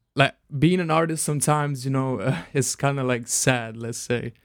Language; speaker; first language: English; non-native, fluent; Italian